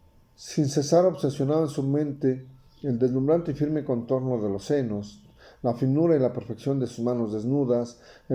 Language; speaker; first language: Spanish; native; Spanish